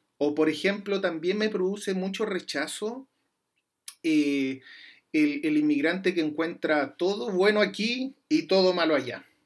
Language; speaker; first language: Spanish; native; Spanish